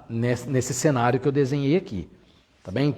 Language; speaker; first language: Portuguese; native; Portuguese